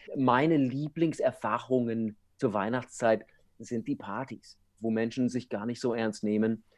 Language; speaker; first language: German; non-native, fluent; English